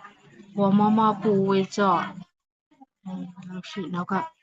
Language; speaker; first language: Chinese; non-native, learner; Burmese